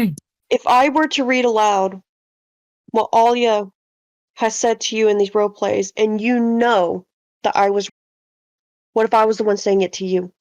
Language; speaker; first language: English; native; English